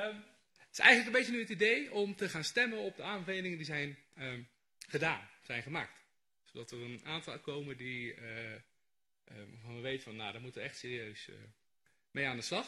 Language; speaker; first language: Dutch; native; Dutch